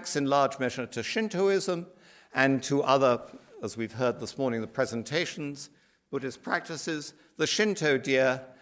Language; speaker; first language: English; native; English